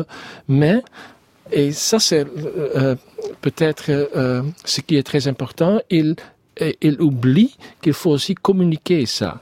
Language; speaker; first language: French; non-native, learner; Dutch